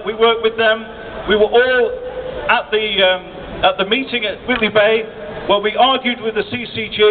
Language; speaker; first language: English; native; English